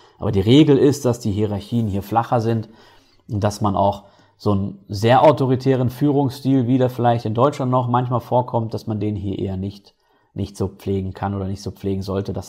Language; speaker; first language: German; native; German